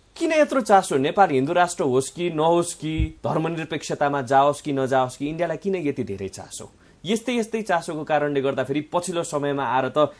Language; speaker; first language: Nepali; native; Nepali